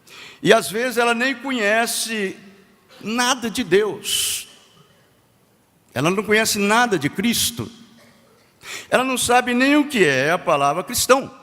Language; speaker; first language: Portuguese; native; Portuguese